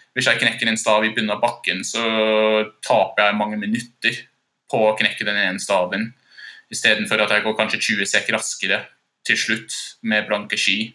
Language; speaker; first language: Norwegian; non-native, fluent; English